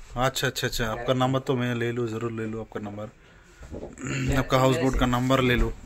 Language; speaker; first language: Hindi; non-native, local second language; Bangla